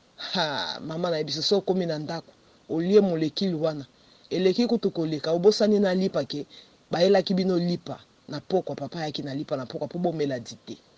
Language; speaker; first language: Lingala; native; Lingala